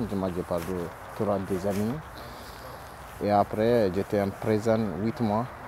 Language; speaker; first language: French; non-native, learner; Oromo